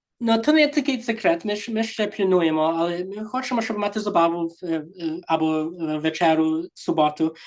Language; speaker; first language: Ukrainian; early bilingual, heritage; English